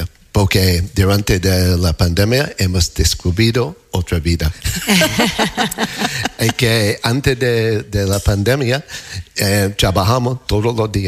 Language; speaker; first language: Spanish; non-native, learner; English